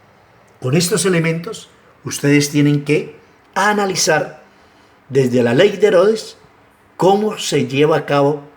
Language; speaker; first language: Spanish; native; Spanish